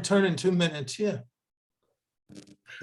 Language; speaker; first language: English; native; English